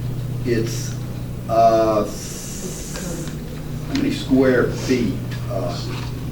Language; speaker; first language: English; native; English